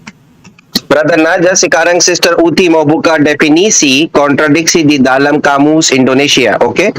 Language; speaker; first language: Indonesian; non-native, learner; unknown